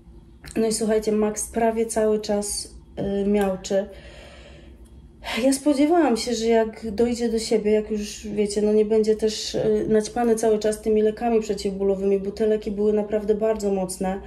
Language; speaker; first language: Polish; native; Polish